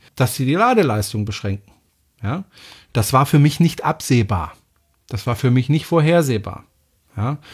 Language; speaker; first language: German; non-native, fluent; French